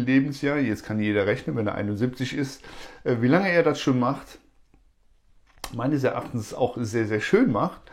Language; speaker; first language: German; native; German